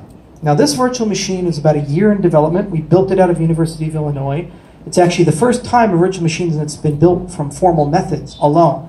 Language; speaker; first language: English; native; English